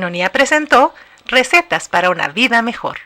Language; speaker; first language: Spanish; native; Spanish